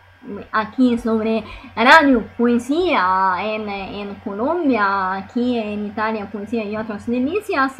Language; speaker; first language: Spanish; non-native, fluent; Italian